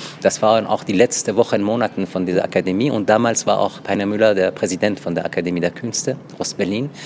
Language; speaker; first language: German; non-native, fluent; Persian